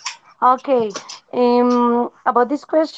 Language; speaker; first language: English; non-native, learner; Spanish